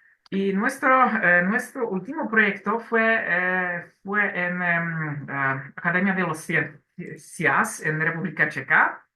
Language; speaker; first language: Spanish; non-native, learner; Polish